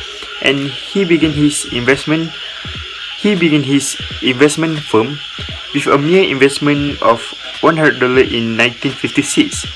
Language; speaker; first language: English; non-native, local second language; Malay